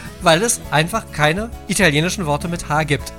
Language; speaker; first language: German; native; German